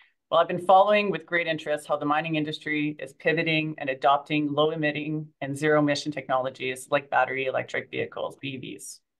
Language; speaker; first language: English; early bilingual, other home language; French